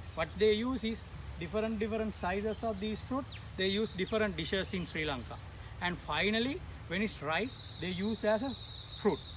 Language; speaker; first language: English; non-native, local second language; Sinhala